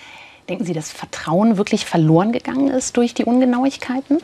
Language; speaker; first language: German; native; German